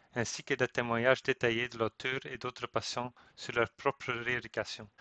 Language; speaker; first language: French; non-native, fluent; Dutch